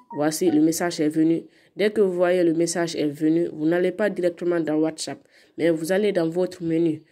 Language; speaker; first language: French; non-native, local second language; Fula